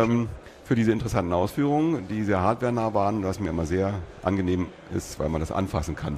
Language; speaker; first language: German; native; German